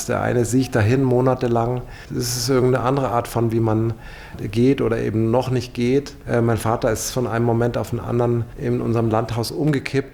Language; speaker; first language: German; native; German